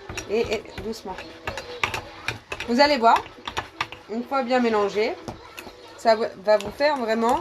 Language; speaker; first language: French; native; French